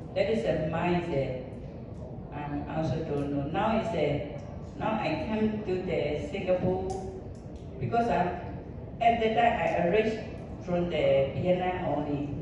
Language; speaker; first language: English; non-native, learner; Burmese